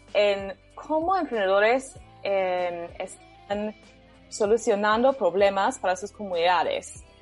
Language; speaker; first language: Spanish; non-native, fluent; English